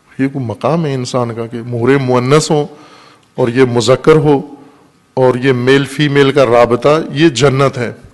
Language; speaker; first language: Urdu; non-native, local second language; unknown